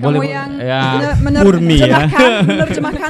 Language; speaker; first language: Indonesian; non-native, fluent; German